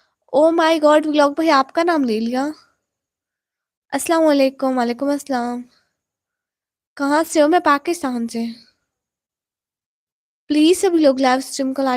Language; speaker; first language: Hindi; non-native, local second language; Punjabi